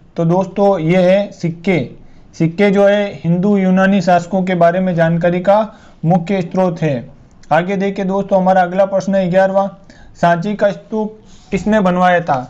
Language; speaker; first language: Hindi; native; Hindi